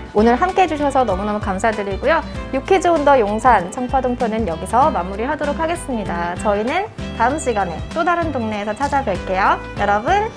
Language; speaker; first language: Korean; native; Korean